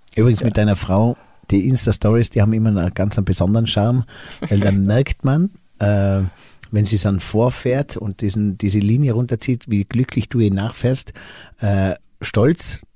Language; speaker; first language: German; native; German